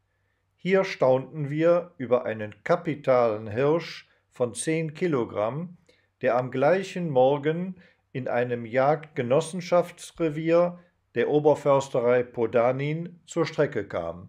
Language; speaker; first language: German; native; German